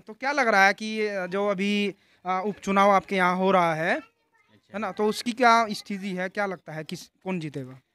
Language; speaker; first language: Hindi; native; Hindi